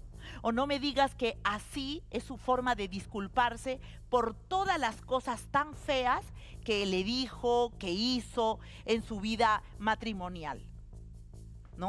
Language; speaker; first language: Spanish; native; Spanish